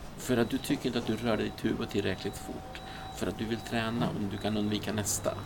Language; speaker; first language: Swedish; early bilingual, other home language; Spanish